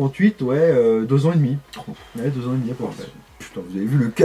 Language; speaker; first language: French; native; French